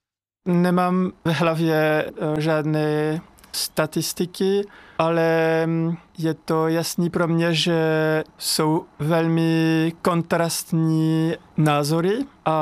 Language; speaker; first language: Czech; non-native, learner; French